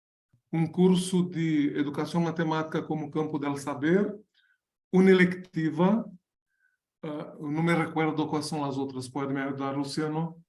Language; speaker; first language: Spanish; non-native, learner; Portuguese